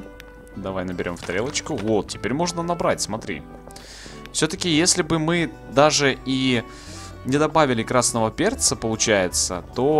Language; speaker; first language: Russian; native; Russian